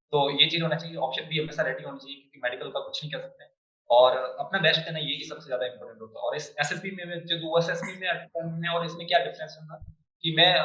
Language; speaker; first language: Hindi; native; Hindi